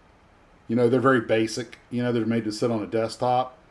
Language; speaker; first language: English; native; English